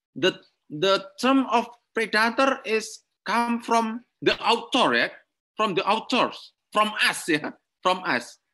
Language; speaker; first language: English; non-native, learner; Indonesian